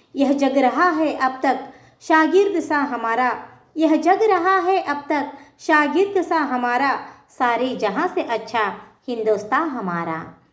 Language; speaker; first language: Hindi; non-native, local second language; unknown